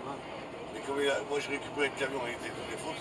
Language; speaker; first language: French; native; French